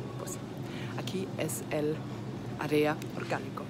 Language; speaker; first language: Spanish; non-native, learner; German